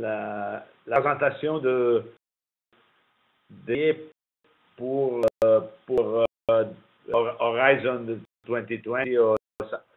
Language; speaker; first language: French; non-native, learner; Italian